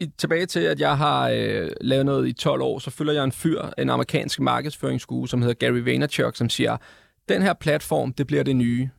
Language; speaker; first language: Danish; native; Danish